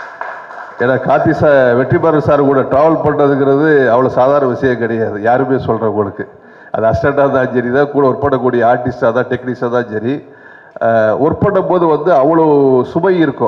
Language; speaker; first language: Tamil; native; Tamil